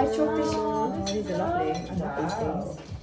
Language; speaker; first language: Turkish; early bilingual, heritage; Turkish